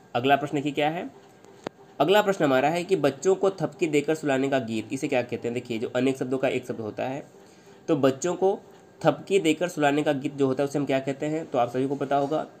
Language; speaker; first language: Hindi; native; Hindi